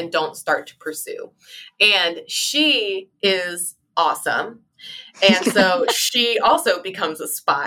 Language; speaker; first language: English; native; English